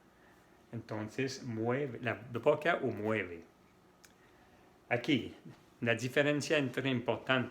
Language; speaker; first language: Spanish; non-native, fluent; French